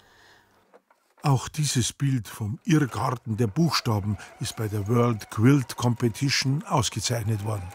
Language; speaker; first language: German; native; German